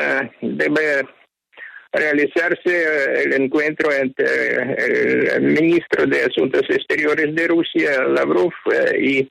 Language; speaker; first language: Spanish; non-native, fluent; Ukrainian